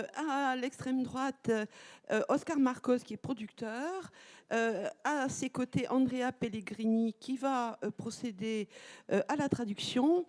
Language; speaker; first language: French; native; French